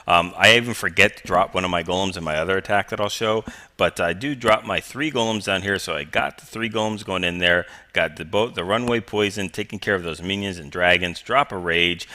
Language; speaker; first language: English; native; English